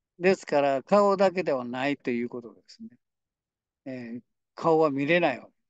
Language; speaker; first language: Japanese; native; Japanese